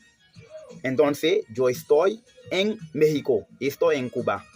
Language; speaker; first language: Spanish; non-native, fluent; Haitian Creole